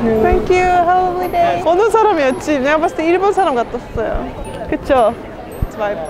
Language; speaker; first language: Korean; non-native, fluent; Estonian